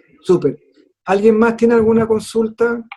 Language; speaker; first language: Spanish; native; Spanish